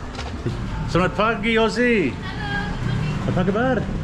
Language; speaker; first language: Indonesian; non-native, learner; English